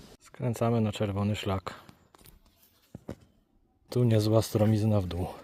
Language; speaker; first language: Polish; native; Polish